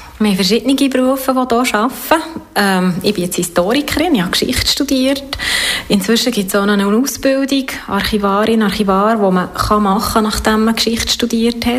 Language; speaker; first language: German; native; German